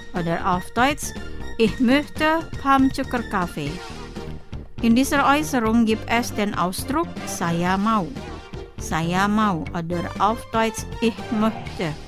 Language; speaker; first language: German; non-native, fluent; Indonesian